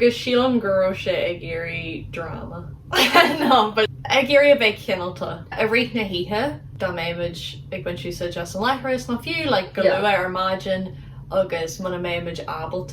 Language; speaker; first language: Irish; non-native, local second language; English